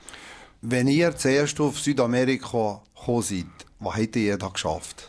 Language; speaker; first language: German; native; German